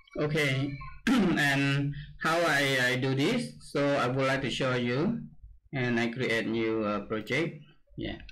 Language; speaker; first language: English; non-native, learner; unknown